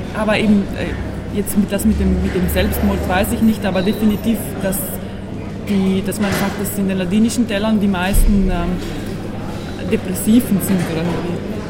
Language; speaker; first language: German; non-native, local second language; Ladin